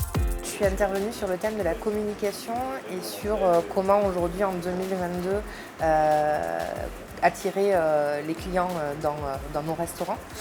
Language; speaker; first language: French; native; French